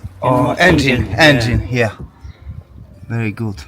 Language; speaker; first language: English; non-native, learner; Polish